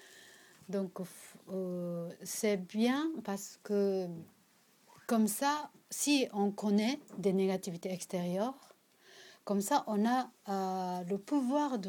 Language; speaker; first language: French; non-native, learner; Japanese